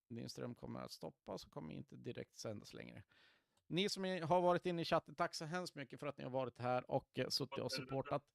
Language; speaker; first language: Swedish; native; Swedish